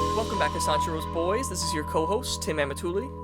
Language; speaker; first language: English; native; English